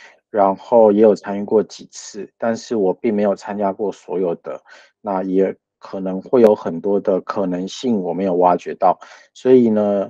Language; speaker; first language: Chinese; native; Chinese